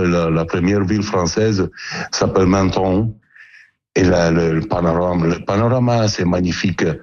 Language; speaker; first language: French; non-native, fluent; Italian